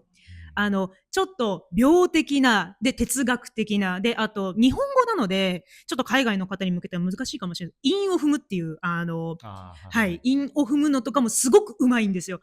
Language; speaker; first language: Japanese; native; Japanese